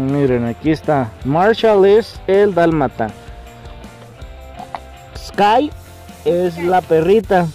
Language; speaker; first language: Spanish; native; Spanish